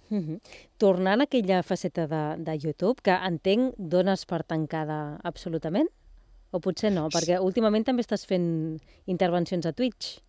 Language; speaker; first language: Catalan; native; Catalan